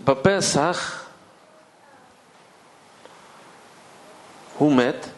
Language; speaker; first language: Hebrew; non-native, fluent; Russian